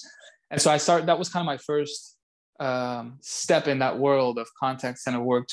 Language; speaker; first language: English; non-native, fluent; Turkish